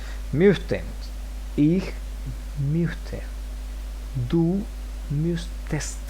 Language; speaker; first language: German; non-native, fluent; Spanish